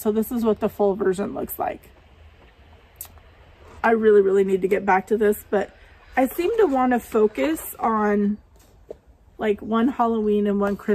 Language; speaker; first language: English; native; English